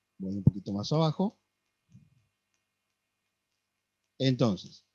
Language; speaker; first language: Spanish; native; Spanish